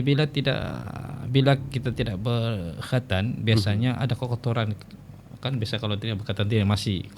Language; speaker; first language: Malay; native; Malay